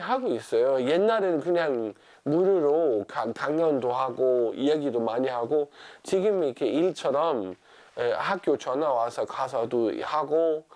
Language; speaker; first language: Korean; non-native, fluent; Danish